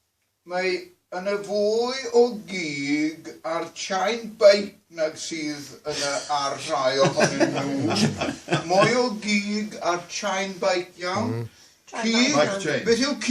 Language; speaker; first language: Welsh; non-native, fluent; English